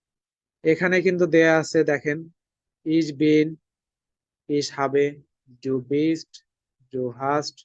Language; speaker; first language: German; non-native, fluent; Bangla